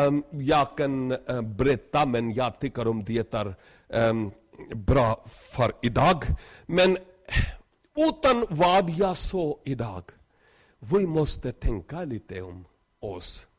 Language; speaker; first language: Swedish; non-native, learner; Urdu